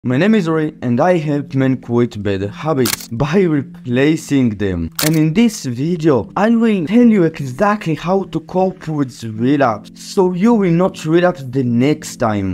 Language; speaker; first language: English; non-native, fluent; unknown